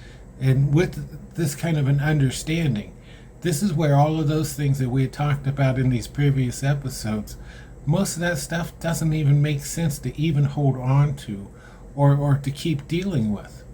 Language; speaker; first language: English; native; English